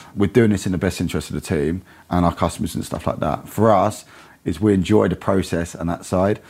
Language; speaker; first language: English; native; English